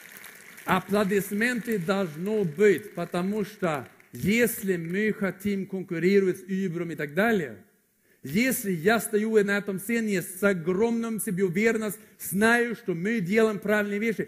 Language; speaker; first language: Russian; non-native, fluent; Swedish